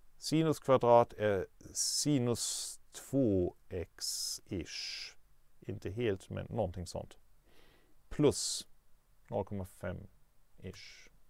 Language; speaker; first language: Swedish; non-native, fluent; German